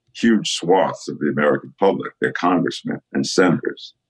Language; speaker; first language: English; native; English